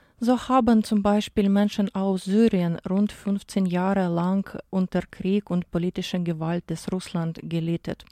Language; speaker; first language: German; non-native, fluent; Ukrainian